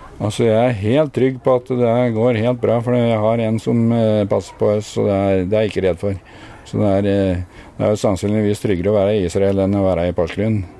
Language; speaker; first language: Norwegian; native; Norwegian